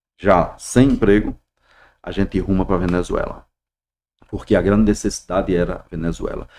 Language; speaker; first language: Portuguese; native; Portuguese